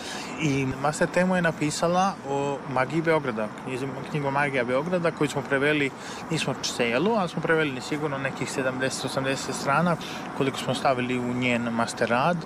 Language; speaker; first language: Serbian; native; Serbian